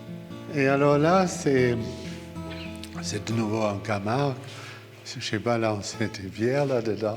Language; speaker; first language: French; non-native, fluent; German